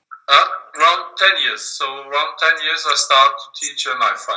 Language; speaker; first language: English; non-native, learner; German